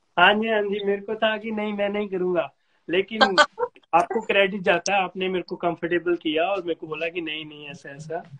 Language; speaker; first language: Hindi; non-native, local second language; Punjabi